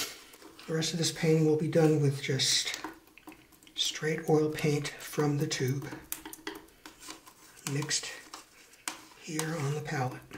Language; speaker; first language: English; native; English